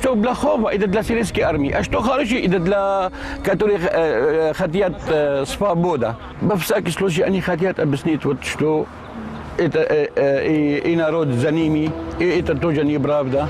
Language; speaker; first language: Russian; non-native, learner; Arabic